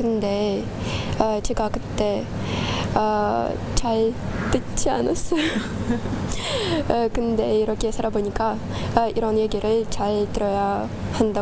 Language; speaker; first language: Korean; non-native, learner; Russian